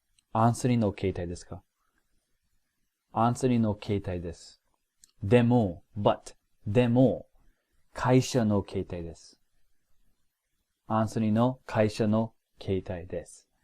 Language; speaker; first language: Japanese; non-native, fluent; English